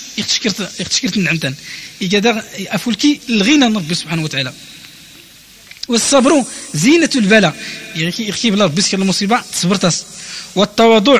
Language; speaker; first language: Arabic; non-native, local second language; Tachelhit